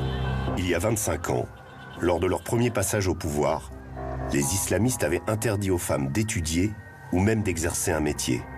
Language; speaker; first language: French; native; French